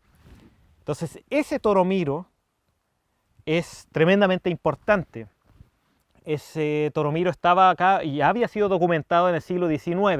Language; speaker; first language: Spanish; native; Spanish